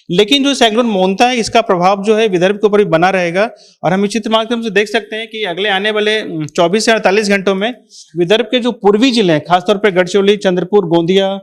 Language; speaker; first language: Hindi; non-native, local second language; Marathi